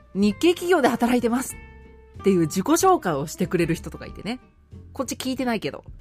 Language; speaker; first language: Japanese; native; Japanese